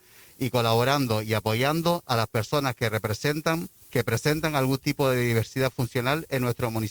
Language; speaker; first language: Spanish; native; Spanish